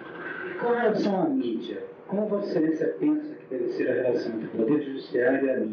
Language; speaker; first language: Portuguese; native; Portuguese